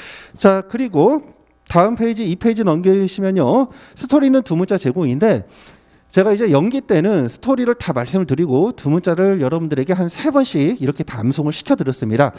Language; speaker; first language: Korean; native; Korean